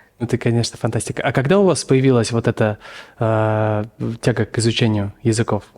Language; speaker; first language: Russian; native; Russian